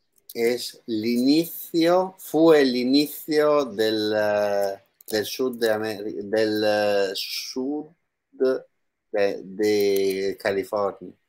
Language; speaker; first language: Spanish; non-native, learner; Italian